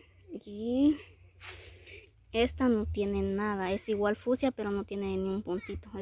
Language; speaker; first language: Spanish; native; Spanish